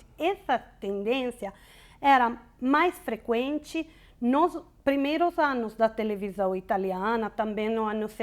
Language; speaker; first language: Portuguese; non-native, fluent; Italian